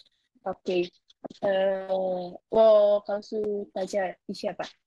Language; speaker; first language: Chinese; non-native, fluent; Indonesian